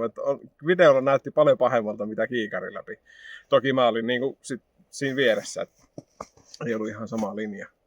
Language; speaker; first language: Finnish; native; Finnish